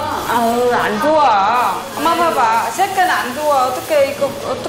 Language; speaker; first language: Korean; non-native, learner; Vietnamese